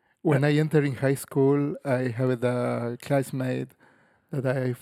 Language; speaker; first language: English; non-native, learner; Spanish